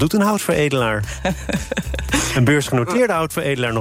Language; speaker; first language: Dutch; native; Dutch